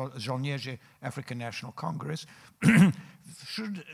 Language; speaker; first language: Polish; non-native, fluent; English